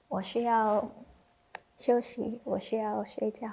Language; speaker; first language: Chinese; non-native, learner; English